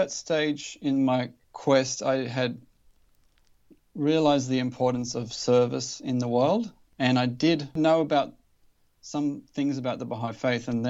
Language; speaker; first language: English; native; English